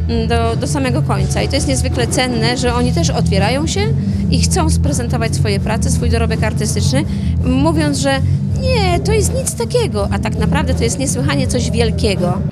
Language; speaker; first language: Polish; native; Polish